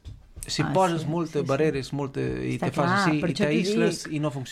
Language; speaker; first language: Catalan; non-native, fluent; Romanian